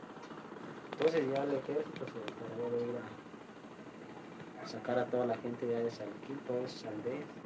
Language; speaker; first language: Spanish; native; Spanish